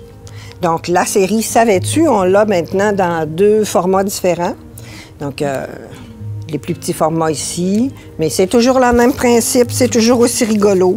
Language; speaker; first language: French; native; French